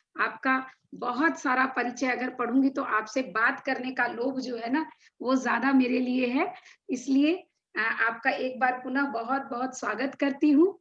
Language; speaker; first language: Hindi; native; Hindi